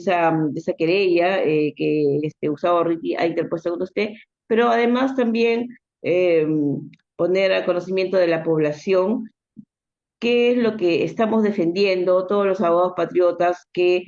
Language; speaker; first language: Spanish; native; Spanish